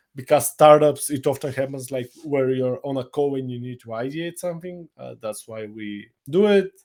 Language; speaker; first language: English; non-native, fluent; Bulgarian